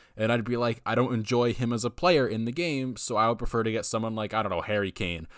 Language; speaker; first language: English; native; English